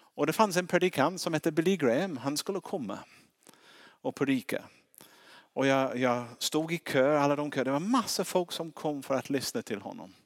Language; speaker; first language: Swedish; non-native, fluent; English